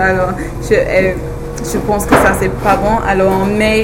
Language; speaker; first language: French; non-native, learner; English